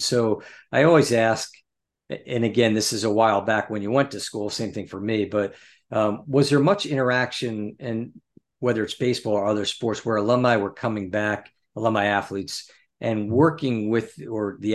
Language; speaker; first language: English; native; English